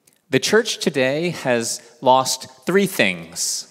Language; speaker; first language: English; early bilingual, other home language; Korean